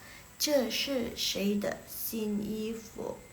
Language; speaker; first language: Chinese; non-native, fluent; Indonesian